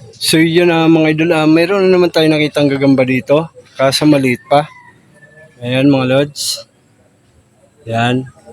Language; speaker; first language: Filipino; native; Filipino